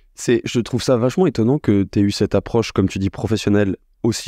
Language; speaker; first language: French; native; French